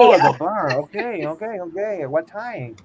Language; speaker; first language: English; non-native, fluent; Spanish